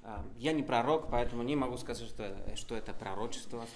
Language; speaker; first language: Russian; non-native, fluent; Spanish